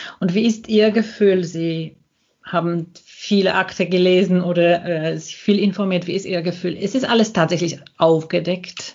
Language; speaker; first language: German; non-native, fluent; Polish